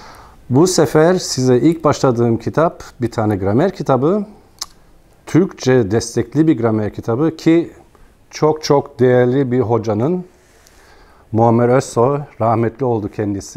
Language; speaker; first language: Turkish; non-native, fluent; German